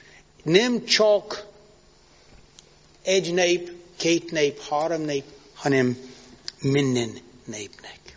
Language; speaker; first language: Hungarian; non-native, learner; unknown